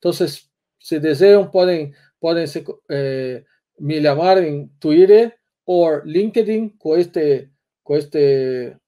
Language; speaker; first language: Spanish; non-native, learner; Portuguese